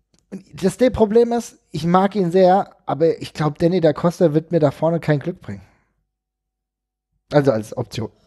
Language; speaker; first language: German; native; German